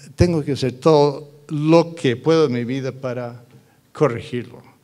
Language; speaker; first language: Spanish; non-native, fluent; English